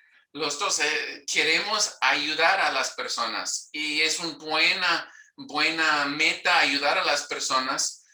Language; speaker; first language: Spanish; non-native, fluent; English